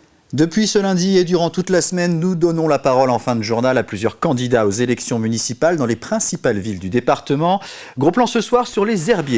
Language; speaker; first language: French; native; French